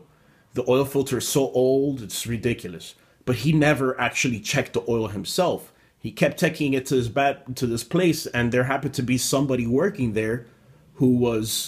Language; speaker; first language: English; native; English